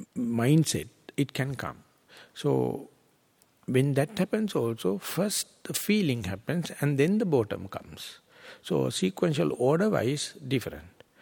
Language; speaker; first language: English; non-native, local second language; Sinhala